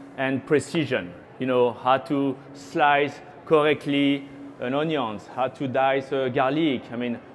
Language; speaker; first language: English; non-native, fluent; French